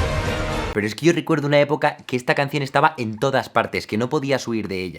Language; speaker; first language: Spanish; native; Spanish